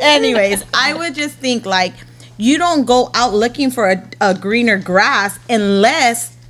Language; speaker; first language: English; native; English